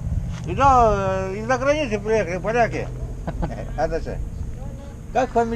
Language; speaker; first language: Russian; native; Russian